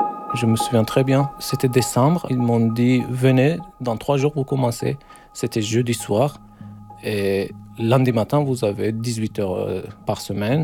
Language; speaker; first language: French; non-native, learner; Turkish